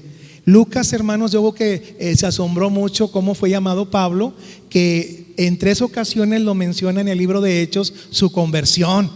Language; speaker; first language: Spanish; native; Spanish